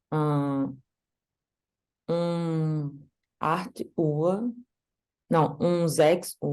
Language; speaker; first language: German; non-native, learner; Portuguese